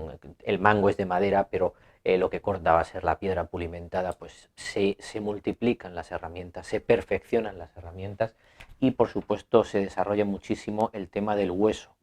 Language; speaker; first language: Spanish; native; Spanish